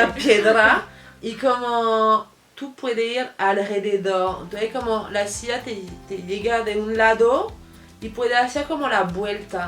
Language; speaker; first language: Spanish; non-native, fluent; French